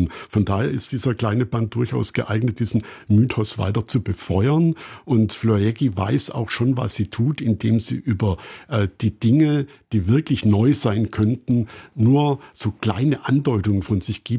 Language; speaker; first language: German; native; German